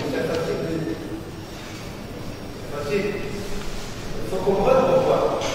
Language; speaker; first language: French; non-native, learner; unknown